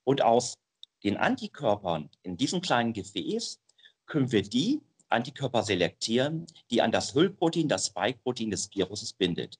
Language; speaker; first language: German; native; German